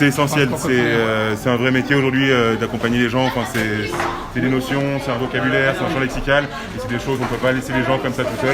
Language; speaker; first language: French; native; French